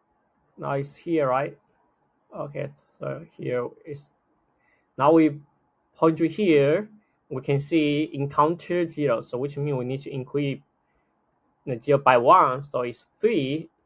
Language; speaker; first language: English; non-native, fluent; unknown